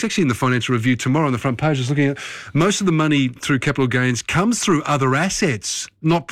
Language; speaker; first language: English; native; English